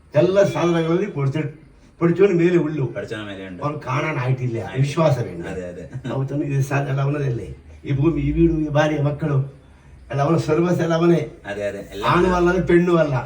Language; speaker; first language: Malayalam; non-native, learner; Kannada